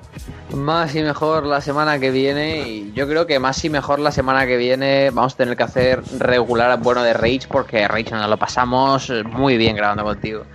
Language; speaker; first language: Spanish; native; Spanish